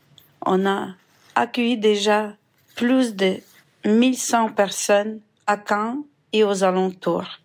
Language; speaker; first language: French; non-native, fluent; Ukrainian